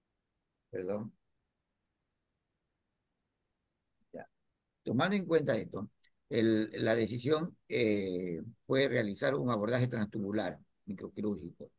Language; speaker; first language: Spanish; native; Spanish